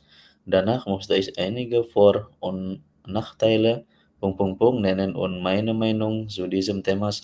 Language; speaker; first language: German; non-native, learner; Indonesian